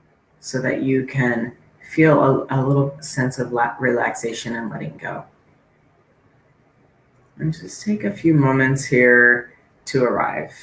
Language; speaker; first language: English; native; English